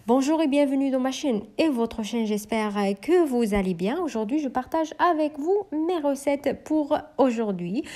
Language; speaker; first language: French; non-native, local second language; Arabic